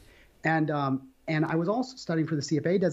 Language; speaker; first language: English; native; English